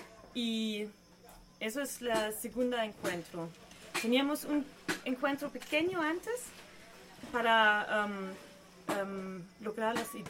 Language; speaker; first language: Spanish; non-native, learner; German